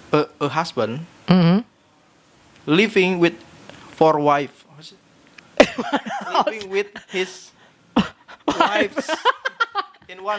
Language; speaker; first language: English; non-native, learner; Indonesian